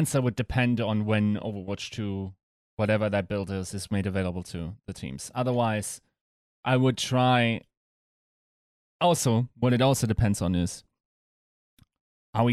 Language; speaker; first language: English; non-native, fluent; German